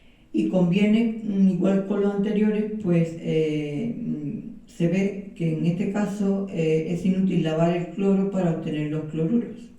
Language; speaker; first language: Spanish; native; Spanish